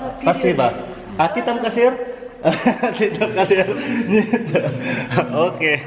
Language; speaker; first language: Russian; non-native, learner; Filipino